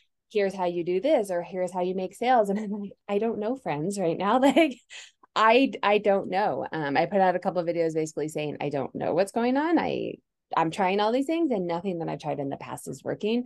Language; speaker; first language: English; native; English